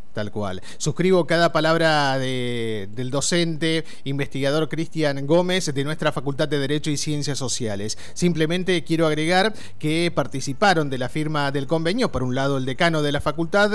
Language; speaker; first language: Spanish; native; Spanish